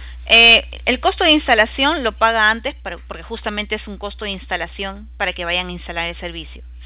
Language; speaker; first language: Spanish; native; Spanish